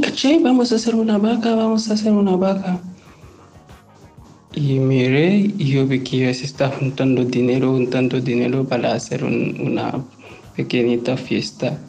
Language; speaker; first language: Spanish; non-native, fluent; Haitian Creole